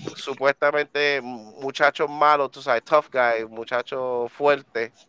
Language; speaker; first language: Spanish; native; Spanish